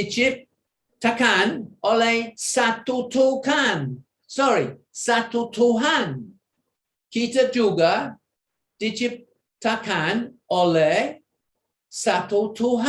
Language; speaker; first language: Indonesian; non-native, fluent; English